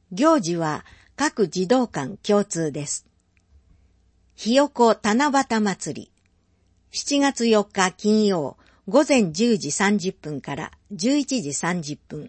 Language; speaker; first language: Japanese; native; Japanese